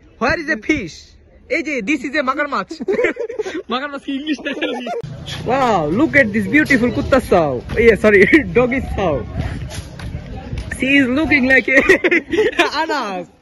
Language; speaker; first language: English; non-native, local second language; Bangla